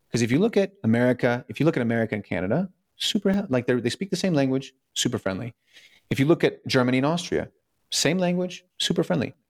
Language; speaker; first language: English; early bilingual, other home language; Russian